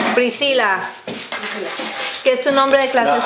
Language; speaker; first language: Spanish; non-native, learner; English